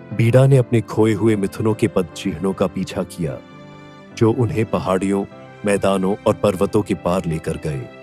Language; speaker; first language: Hindi; non-native, local second language; Nyishi